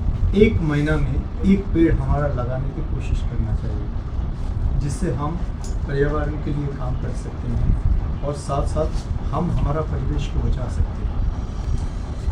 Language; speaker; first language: Hindi; non-native, local second language; Bangla